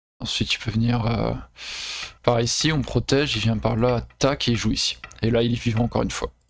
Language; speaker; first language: French; native; French